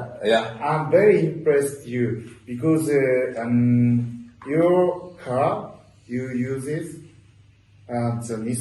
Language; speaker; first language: English; non-native, learner; Japanese